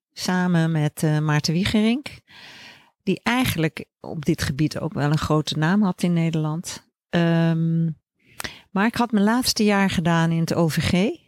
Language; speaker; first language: Dutch; native; Dutch